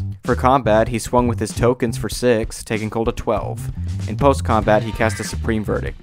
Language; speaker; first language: English; native; English